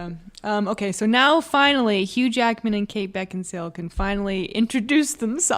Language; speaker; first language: English; native; English